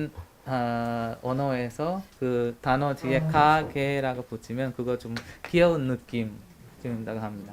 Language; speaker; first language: Korean; non-native, learner; Hungarian